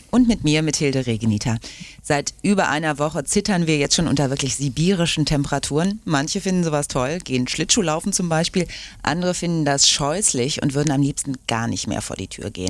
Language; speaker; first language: German; native; German